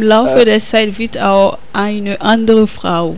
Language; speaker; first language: German; non-native, learner; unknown